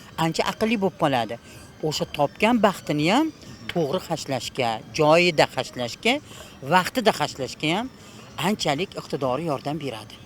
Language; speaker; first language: Uzbek; native; Uzbek